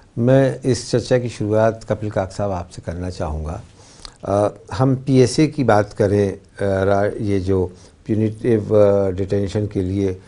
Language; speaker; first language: Hindi; native; Hindi